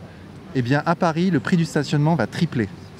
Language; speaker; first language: French; native; French